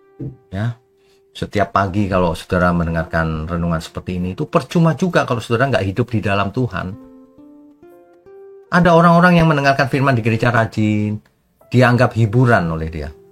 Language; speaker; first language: Indonesian; native; Indonesian